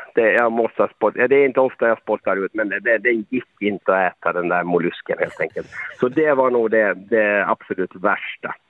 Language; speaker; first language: Swedish; native; Swedish